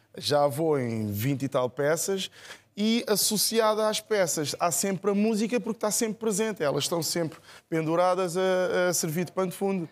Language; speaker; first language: Portuguese; non-native, local second language; Kabuverdianu